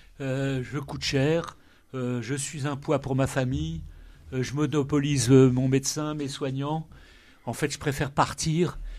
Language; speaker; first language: French; native; French